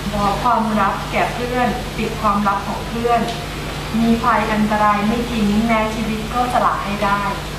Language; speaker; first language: Thai; non-native, fluent; English